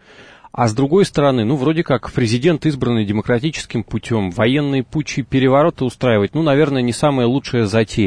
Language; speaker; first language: Russian; native; Russian